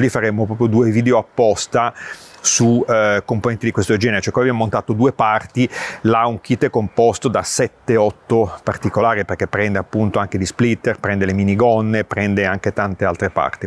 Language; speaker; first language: Italian; native; Italian